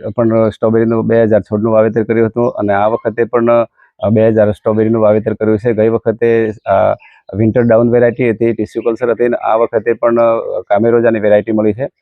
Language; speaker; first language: Gujarati; non-native, local second language; Bhili